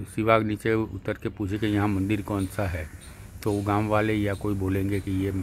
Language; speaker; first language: Hindi; non-native, local second language; Gujarati